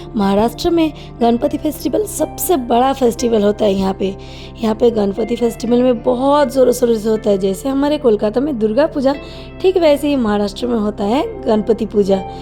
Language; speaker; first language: Hindi; non-native, local second language; Bangla